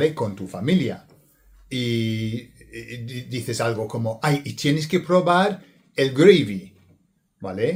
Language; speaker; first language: Spanish; non-native, fluent; English